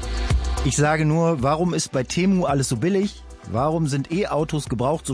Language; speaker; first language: German; native; German